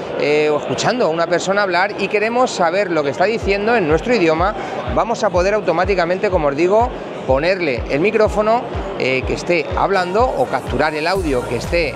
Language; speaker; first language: Spanish; native; Spanish